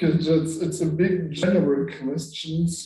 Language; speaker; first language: English; non-native, learner; German